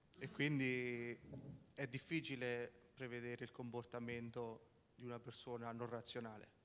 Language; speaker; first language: Italian; native; Italian